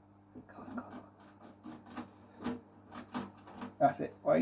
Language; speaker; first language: English; native; English